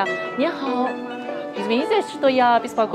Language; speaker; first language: Russian; non-native, fluent; Chinese